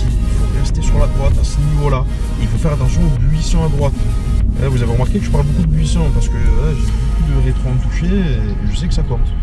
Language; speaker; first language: French; native; French